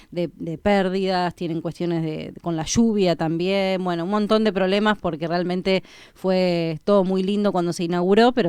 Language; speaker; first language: Spanish; native; Spanish